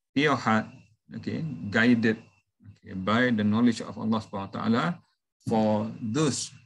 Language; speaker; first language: English; non-native, local second language; Malay